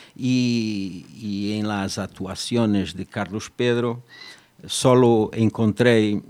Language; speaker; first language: Spanish; non-native, fluent; Portuguese